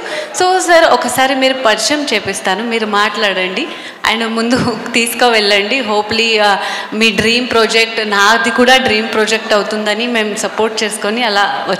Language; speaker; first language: Telugu; non-native, fluent; Marathi